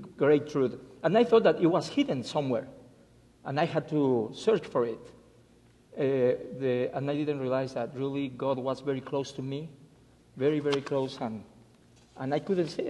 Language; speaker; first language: English; non-native, fluent; Spanish